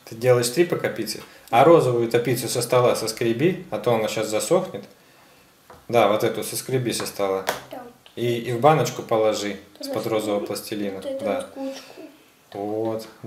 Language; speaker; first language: Russian; native; Russian